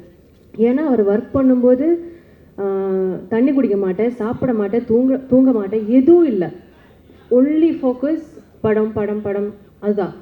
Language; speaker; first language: Tamil; non-native, learner; Malayalam